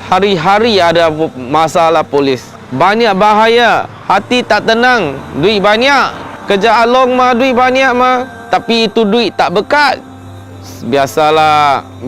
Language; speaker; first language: Indonesian; non-native, local second language; Chinese